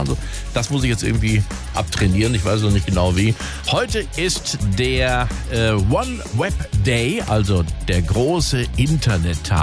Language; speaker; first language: German; native; German